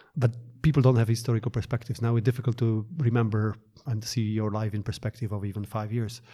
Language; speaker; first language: English; non-native, fluent; Slovak